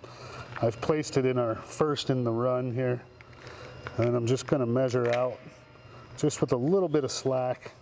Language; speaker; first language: English; native; English